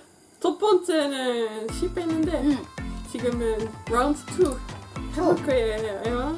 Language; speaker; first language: Korean; non-native, fluent; Dutch